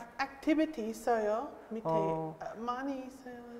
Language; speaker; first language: Korean; non-native, learner; English